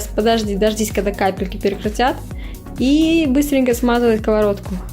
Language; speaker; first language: Russian; native; Russian